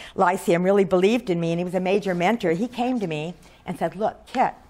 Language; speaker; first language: English; native; English